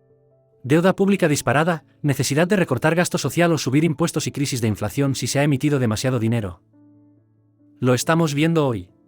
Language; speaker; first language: Spanish; native; Spanish